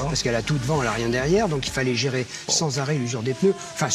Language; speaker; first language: French; native; French